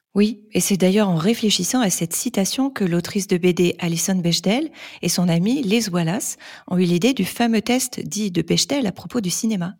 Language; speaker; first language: French; native; French